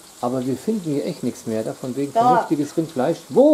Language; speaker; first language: German; native; German